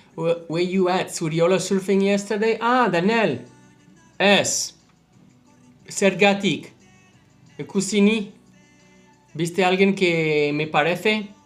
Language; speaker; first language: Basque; non-native, learner; English